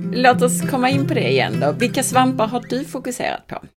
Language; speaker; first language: Swedish; native; Swedish